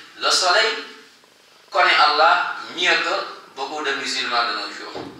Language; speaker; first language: French; non-native, local second language; Wolof